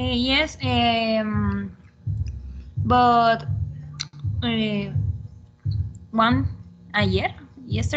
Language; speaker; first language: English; non-native, learner; Spanish